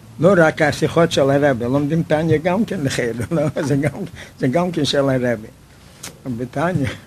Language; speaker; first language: Hebrew; non-native, fluent; Yiddish